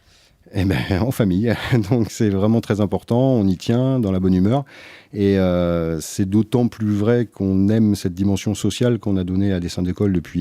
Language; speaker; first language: French; native; French